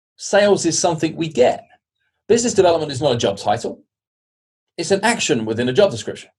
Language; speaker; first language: English; native; English